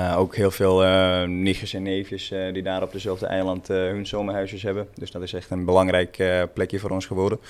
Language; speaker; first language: Dutch; non-native, fluent; Swedish